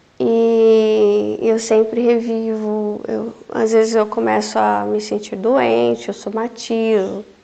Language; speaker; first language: Portuguese; native; Portuguese